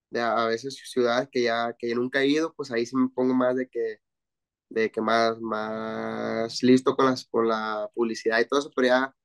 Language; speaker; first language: Spanish; native; Spanish